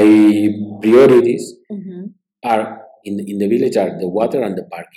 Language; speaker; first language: English; non-native, learner; Spanish